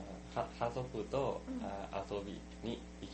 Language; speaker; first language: Japanese; non-native, learner; Thai